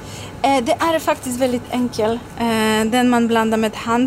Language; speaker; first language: Swedish; non-native, learner; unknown